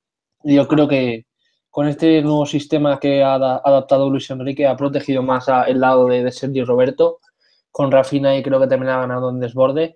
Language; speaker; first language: Spanish; native; Spanish